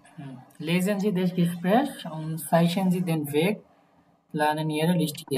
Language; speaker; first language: German; non-native, fluent; Bangla